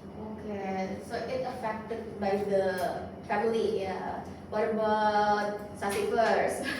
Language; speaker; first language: English; non-native, fluent; Indonesian